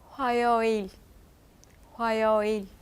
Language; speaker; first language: Korean; non-native, learner; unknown